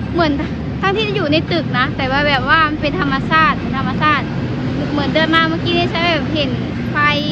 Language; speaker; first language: Thai; non-native, fluent; Lao